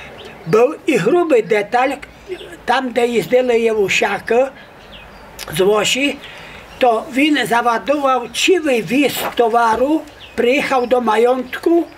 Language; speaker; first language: Polish; non-native, local second language; Rusyn